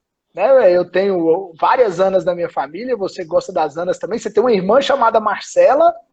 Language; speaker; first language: Portuguese; native; Portuguese